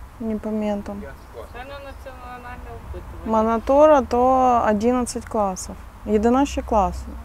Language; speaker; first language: Polish; non-native, learner; Russian